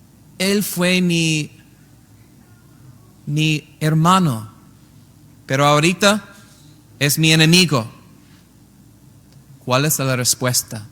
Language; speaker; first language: Spanish; non-native, learner; English